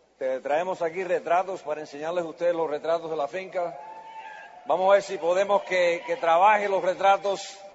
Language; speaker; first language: Spanish; early bilingual, heritage; Spanish